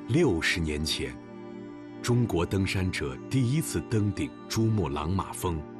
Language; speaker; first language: Chinese; native; Chinese